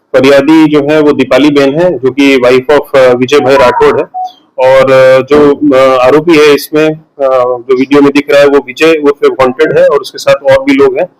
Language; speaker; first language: Hindi; non-native, local second language; Gujarati